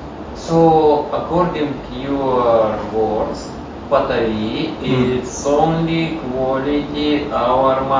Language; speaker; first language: English; non-native, learner; Russian